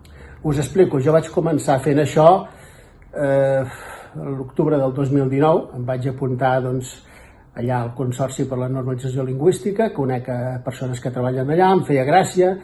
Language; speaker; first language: Catalan; native; Catalan